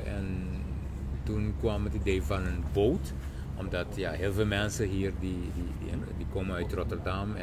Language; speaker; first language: Dutch; non-native, local second language; Papiamento